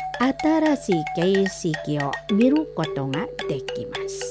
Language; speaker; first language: Japanese; non-native, fluent; Indonesian